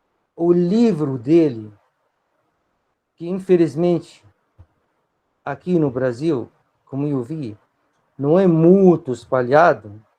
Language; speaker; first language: Portuguese; non-native, fluent; Arabic